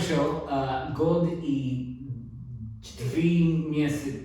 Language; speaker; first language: Russian; non-native, learner; English